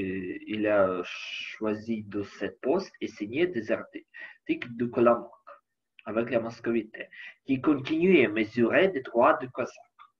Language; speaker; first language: French; non-native, learner; Ukrainian